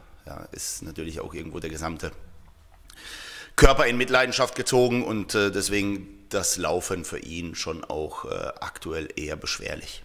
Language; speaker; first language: German; native; German